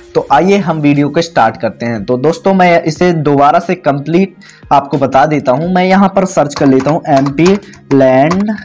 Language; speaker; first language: Hindi; native; Hindi